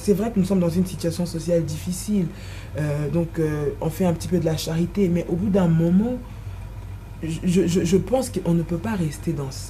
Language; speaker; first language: French; non-native, local second language; Lingala